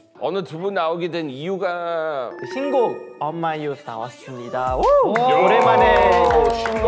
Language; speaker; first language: Korean; non-native, fluent; English